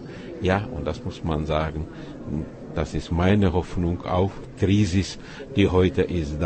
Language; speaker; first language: German; non-native, fluent; Czech